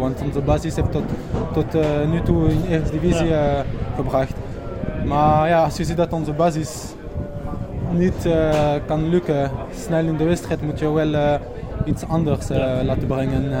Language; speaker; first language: Dutch; non-native, fluent; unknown